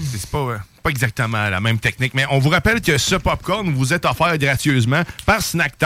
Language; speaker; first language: French; native; French